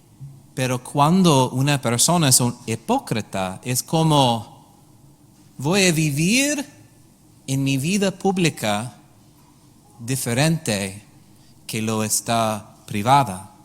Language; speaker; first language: Spanish; non-native, learner; English